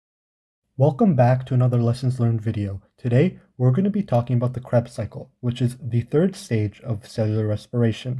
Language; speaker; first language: English; native; English